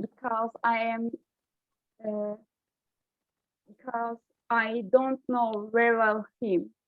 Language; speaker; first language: English; non-native, learner; Turkish